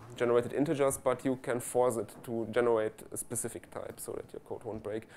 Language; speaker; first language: English; non-native, fluent; German